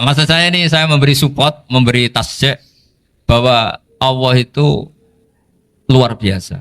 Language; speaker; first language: Indonesian; non-native, local second language; Javanese